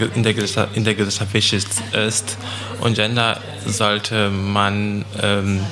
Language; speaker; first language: German; non-native, fluent; French